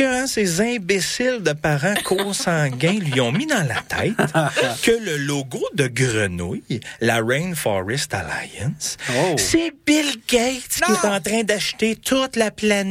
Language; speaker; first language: French; native; French